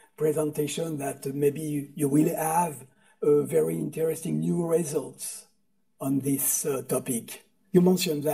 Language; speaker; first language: English; non-native, fluent; French